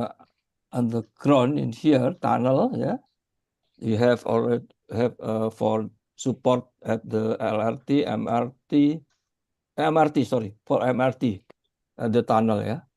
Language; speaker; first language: English; non-native, learner; Indonesian